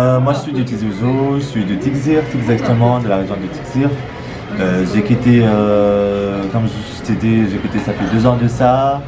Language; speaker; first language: French; non-native, local second language; Kabyle